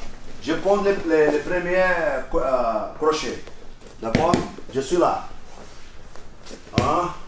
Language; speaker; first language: French; non-native, learner; Portuguese